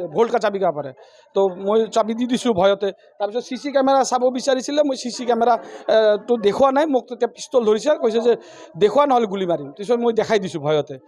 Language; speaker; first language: Assamese; native; Assamese